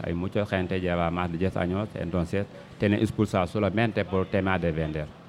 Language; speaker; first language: Spanish; non-native, learner; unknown